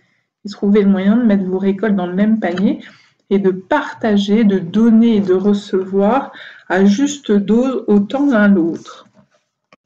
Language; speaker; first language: French; native; French